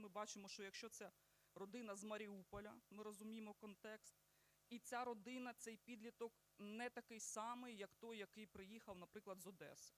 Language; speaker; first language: Ukrainian; native; Ukrainian